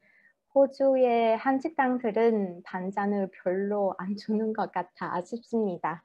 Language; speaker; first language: Korean; non-native, fluent; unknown